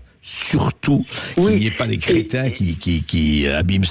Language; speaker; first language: French; native; French